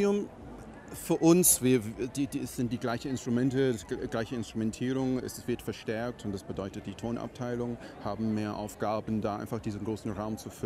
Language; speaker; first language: German; non-native, fluent; English